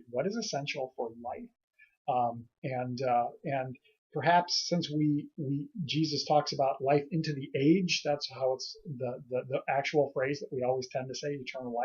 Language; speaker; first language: English; native; English